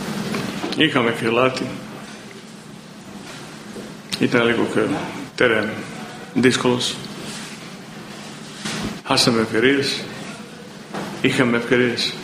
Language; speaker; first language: Greek; non-native, fluent; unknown